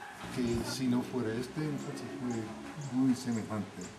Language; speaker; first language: Spanish; non-native, fluent; English